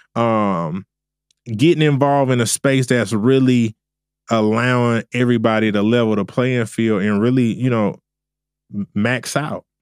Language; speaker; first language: English; native; English